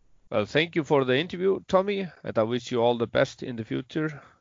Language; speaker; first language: English; non-native, learner; Icelandic